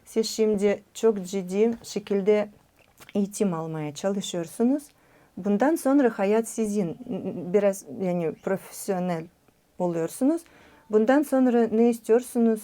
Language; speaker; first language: Turkish; non-native, learner; Russian